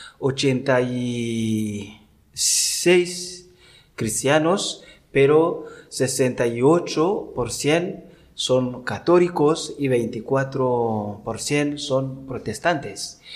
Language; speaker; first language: Spanish; non-native, learner; Rundi